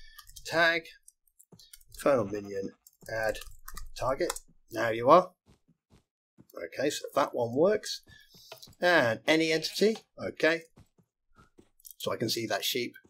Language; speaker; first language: English; native; English